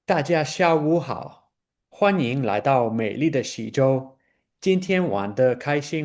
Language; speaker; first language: Chinese; non-native, learner; English